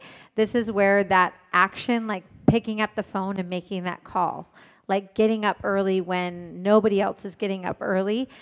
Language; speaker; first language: English; native; English